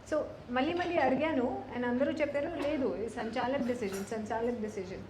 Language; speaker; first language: Telugu; non-native, learner; Hindi